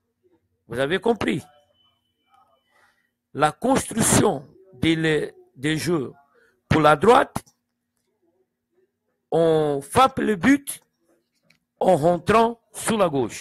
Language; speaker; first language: French; non-native, fluent; Portuguese